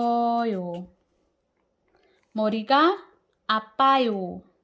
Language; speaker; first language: Korean; non-native, fluent; Filipino